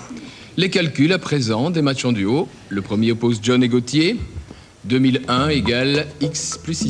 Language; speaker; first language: French; native; French